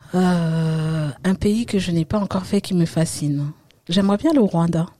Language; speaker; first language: French; early bilingual, other home language; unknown